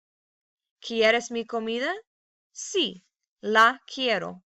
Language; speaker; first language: Spanish; non-native, fluent; English